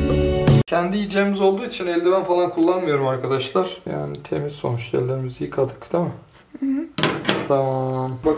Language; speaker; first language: Turkish; native; Turkish